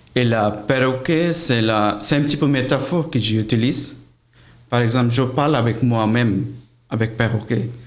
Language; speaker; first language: French; non-native, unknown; Bangla